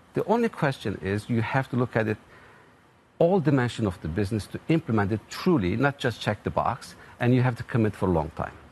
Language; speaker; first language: English; non-native, fluent; Turkish